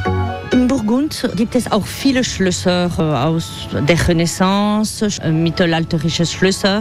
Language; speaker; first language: German; non-native, fluent; French